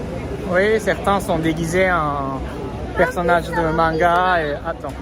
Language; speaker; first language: French; non-native, fluent; Japanese